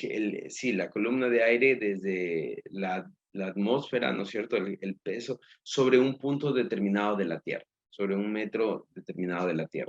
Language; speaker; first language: Spanish; native; Spanish